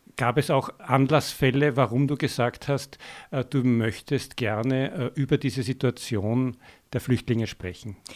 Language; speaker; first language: German; native; German